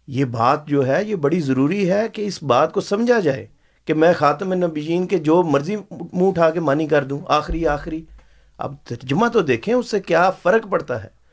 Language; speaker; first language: Urdu; native; Urdu